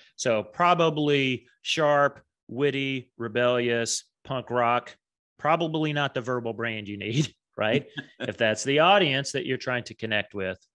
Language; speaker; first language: English; native; English